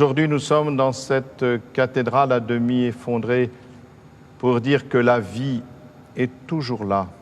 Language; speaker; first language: French; native; French